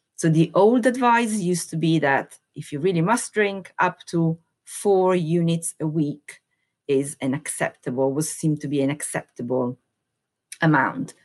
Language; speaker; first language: English; non-native, fluent; Italian